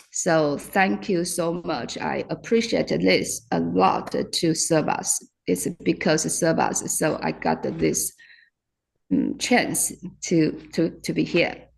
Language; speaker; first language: English; non-native, fluent; Chinese